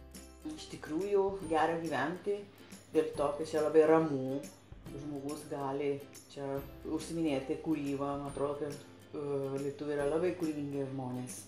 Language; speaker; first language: Lithuanian; non-native, fluent; Spanish